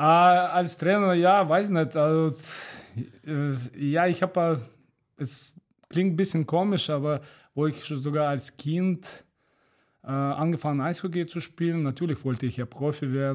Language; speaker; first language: German; non-native, fluent; Russian